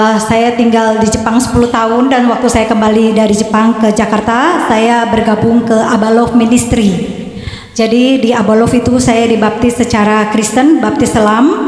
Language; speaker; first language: Indonesian; native; Indonesian